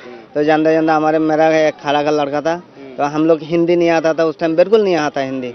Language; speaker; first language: Hindi; non-native, fluent; Rohingya